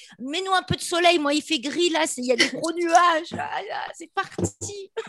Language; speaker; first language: French; native; French